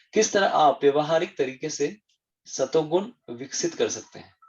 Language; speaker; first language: Hindi; non-native, local second language; Bangla